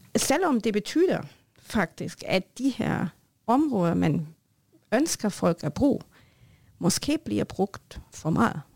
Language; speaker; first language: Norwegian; non-native, learner; German